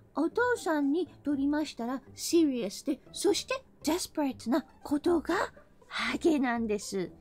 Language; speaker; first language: Japanese; non-native, fluent; English